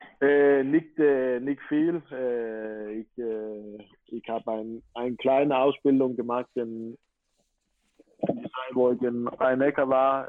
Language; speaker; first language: German; non-native, fluent; Danish